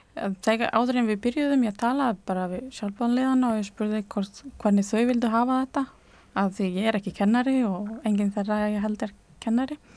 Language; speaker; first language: Icelandic; non-native, fluent; Latvian